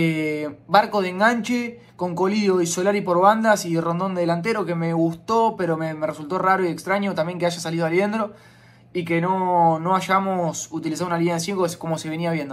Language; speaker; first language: Spanish; native; Spanish